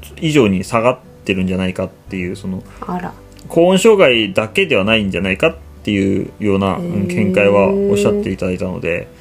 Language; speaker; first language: Japanese; native; Japanese